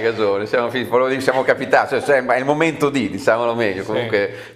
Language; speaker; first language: Italian; native; Italian